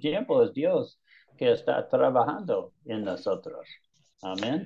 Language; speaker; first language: Spanish; non-native, learner; English